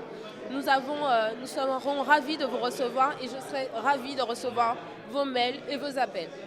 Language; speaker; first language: French; native; French